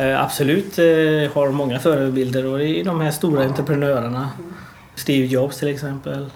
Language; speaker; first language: Swedish; early bilingual, other home language; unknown